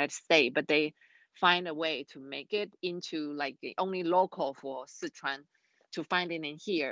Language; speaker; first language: English; non-native, fluent; Chinese